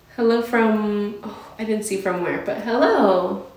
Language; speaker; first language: English; native; English